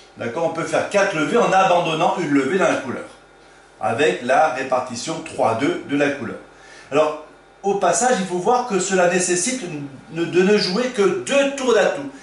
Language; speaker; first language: French; native; French